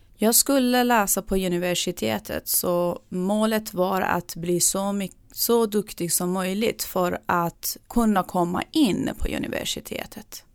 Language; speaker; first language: Swedish; non-native, fluent; Persian